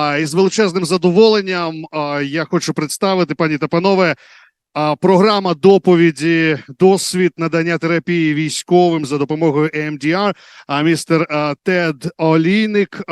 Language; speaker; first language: Ukrainian; native; Ukrainian